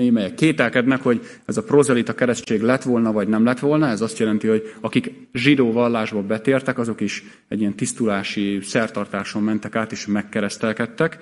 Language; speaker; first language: Hungarian; native; Hungarian